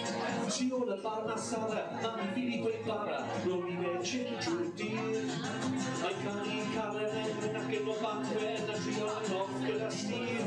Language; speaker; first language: Welsh; native; Welsh